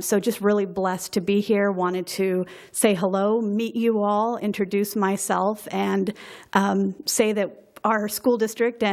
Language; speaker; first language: English; native; English